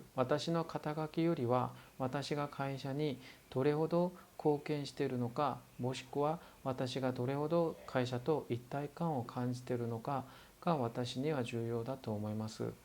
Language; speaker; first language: Japanese; non-native, fluent; Korean